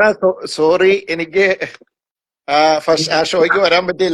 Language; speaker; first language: Malayalam; native; Malayalam